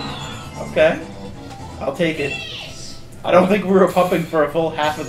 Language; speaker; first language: English; native; English